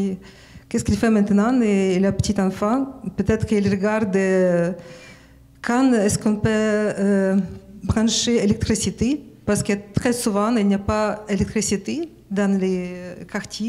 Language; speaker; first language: French; non-native, learner; Ukrainian